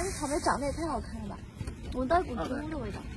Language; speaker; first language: Chinese; native; Chinese